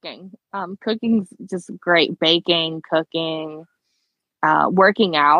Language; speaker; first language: English; early bilingual, other home language; Spanish